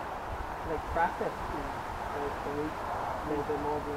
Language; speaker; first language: English; native; English